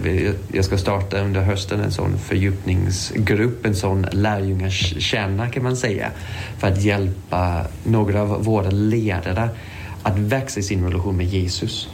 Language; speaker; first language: Swedish; non-native, fluent; English